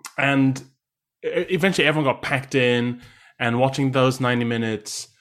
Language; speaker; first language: English; native; English